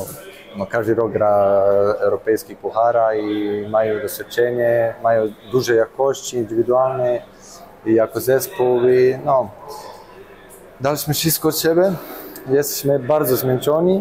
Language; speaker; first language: Polish; non-native, fluent; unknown